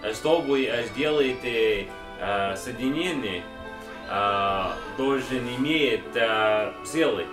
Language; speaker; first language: Russian; non-native, learner; English